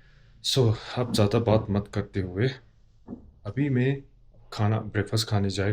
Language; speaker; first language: Hindi; non-native, local second language; Tibetan